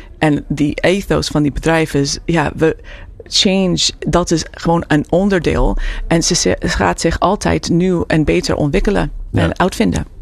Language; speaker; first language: Dutch; non-native, fluent; English